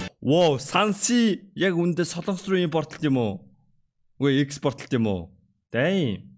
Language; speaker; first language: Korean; non-native, fluent; Mongolian